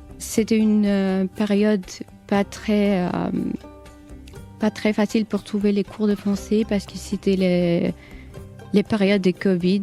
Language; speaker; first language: French; non-native, learner; Albanian